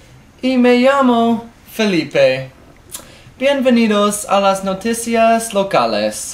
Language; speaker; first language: Spanish; non-native, learner; English